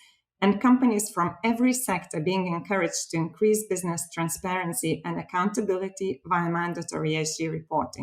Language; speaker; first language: English; non-native, fluent; Lithuanian